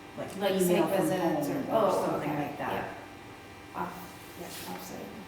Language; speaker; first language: English; native; English